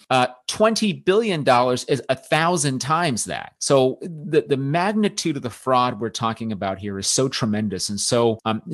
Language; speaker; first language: English; native; English